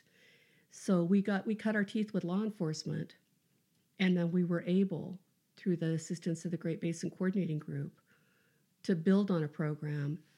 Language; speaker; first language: English; native; English